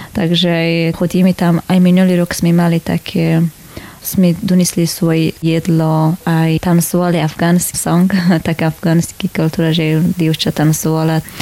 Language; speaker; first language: Slovak; non-native, learner; Persian